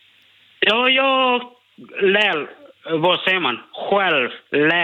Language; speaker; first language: Swedish; non-native, learner; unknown